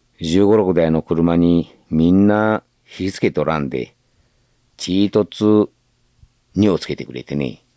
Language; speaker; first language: Japanese; native; Japanese